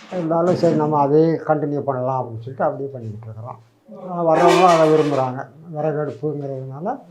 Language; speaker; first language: Tamil; native; Tamil